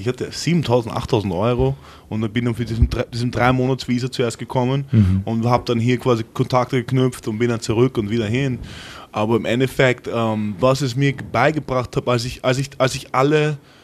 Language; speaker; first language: German; native; German